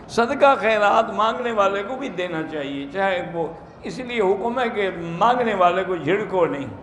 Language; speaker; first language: Urdu; native; Urdu